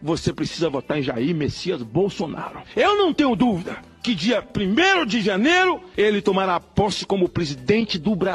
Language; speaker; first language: Portuguese; native; Portuguese